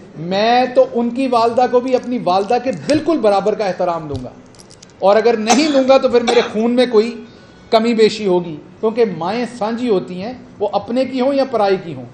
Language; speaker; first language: Urdu; non-native, local second language; Punjabi